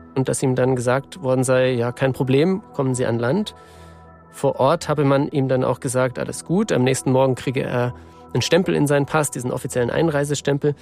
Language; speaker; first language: German; native; German